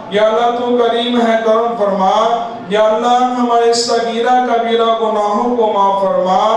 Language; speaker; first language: Urdu; non-native, local second language; Punjabi